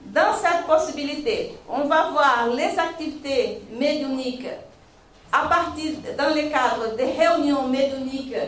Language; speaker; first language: French; non-native, fluent; Portuguese